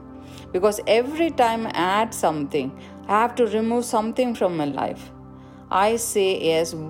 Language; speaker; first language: English; non-native, local second language; Tamil